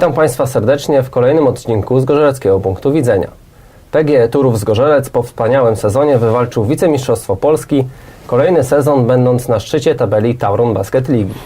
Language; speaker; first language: Polish; native; Polish